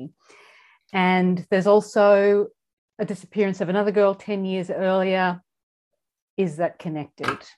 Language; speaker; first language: English; native; English